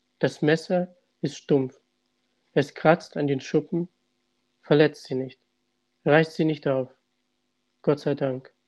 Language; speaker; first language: German; early bilingual, other home language; Russian